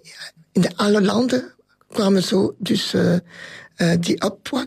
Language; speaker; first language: Dutch; non-native, local second language; French